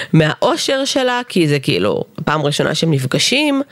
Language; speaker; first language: Hebrew; early bilingual, other home language; Russian